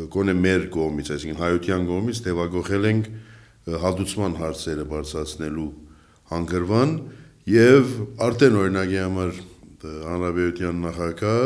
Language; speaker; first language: Armenian; early bilingual, heritage; Armenian